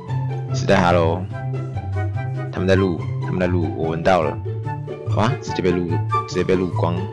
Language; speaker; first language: Chinese; native; Chinese